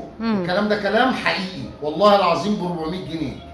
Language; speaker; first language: Arabic; native; Arabic